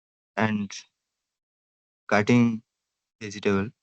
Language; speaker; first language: English; non-native, learner; Bangla